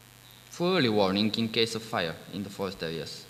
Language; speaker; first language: English; non-native, fluent; Bulgarian